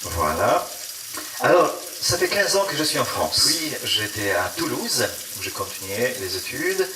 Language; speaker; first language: French; non-native, fluent; Polish